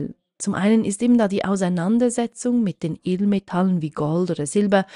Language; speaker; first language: German; native; German